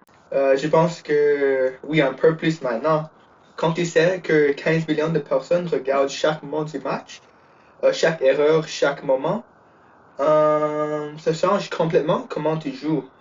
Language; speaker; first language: French; non-native, learner; English